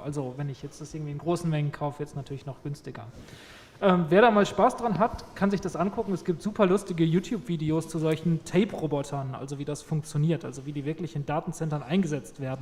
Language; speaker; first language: German; native; German